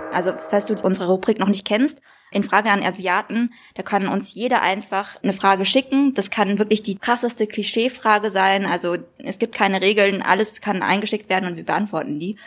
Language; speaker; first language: German; early bilingual, other home language; Vietnamese